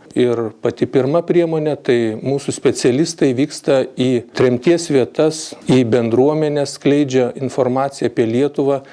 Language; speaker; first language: Lithuanian; native; Lithuanian